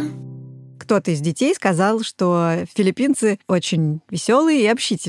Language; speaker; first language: Russian; native; Russian